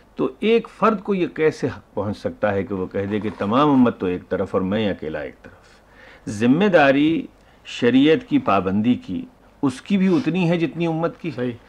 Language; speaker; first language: Urdu; native; Urdu